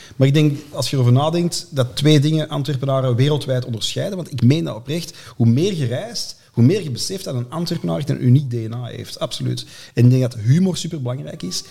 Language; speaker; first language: Dutch; native; Dutch